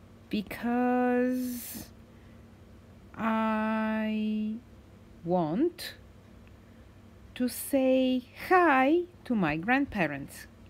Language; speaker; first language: English; non-native, fluent; Bulgarian